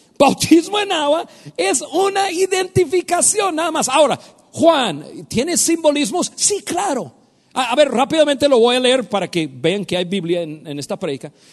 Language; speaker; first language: Spanish; non-native, fluent; English